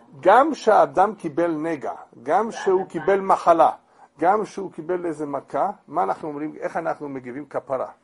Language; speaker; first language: Hebrew; non-native, fluent; English